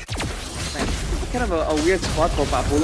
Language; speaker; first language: English; native; English